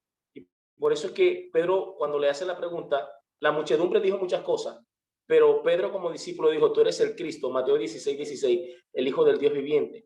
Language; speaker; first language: Spanish; native; Spanish